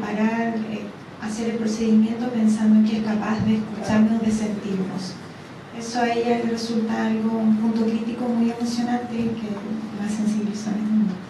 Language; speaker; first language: Spanish; native; Spanish